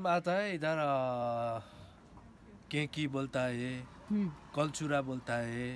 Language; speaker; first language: Hindi; non-native, local second language; Nepali